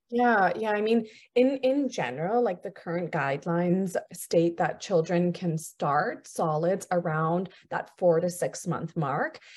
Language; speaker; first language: English; early bilingual, other home language; Punjabi